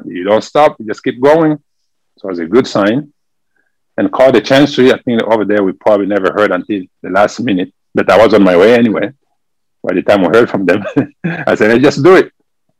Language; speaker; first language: English; non-native, fluent; French